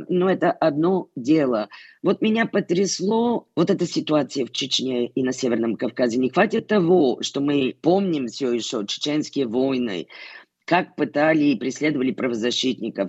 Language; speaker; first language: Russian; non-native, fluent; Bulgarian